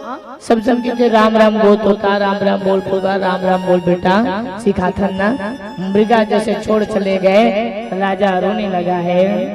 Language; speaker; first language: Hindi; non-native, local second language; Chhattisgarhi